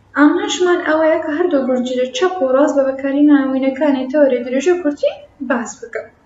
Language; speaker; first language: Central Kurdish; non-native, local second language; Kurdish